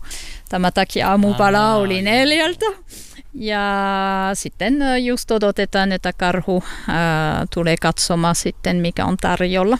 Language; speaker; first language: Finnish; non-native, fluent; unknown